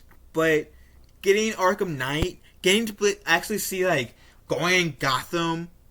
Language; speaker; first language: English; native; English